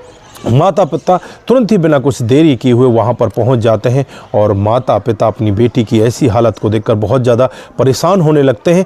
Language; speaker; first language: Hindi; native; Hindi